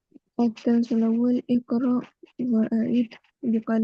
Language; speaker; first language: Arabic; non-native, learner; Urdu